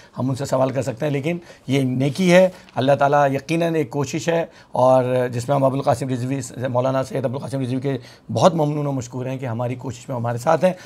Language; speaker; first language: Urdu; native; Urdu